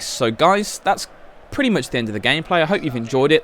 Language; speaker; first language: English; native; English